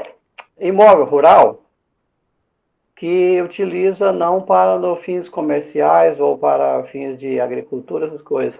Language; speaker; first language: Portuguese; native; Portuguese